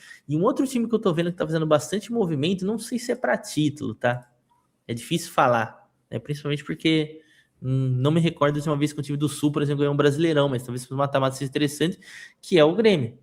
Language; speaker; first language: Portuguese; native; Portuguese